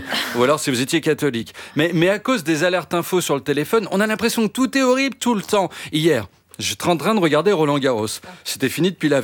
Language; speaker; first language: French; native; French